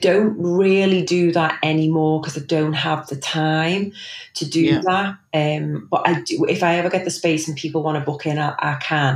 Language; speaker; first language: English; native; English